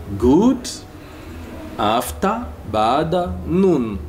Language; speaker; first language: English; non-native, fluent; Rundi